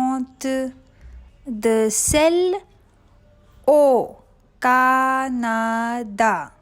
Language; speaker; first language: French; non-native, fluent; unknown